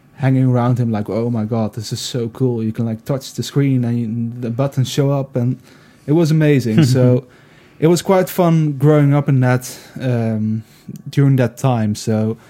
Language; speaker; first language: English; non-native, fluent; Dutch